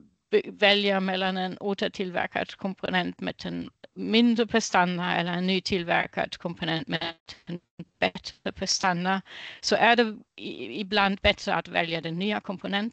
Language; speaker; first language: Swedish; non-native, fluent; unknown